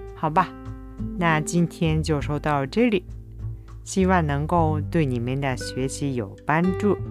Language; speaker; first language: Chinese; non-native, fluent; Japanese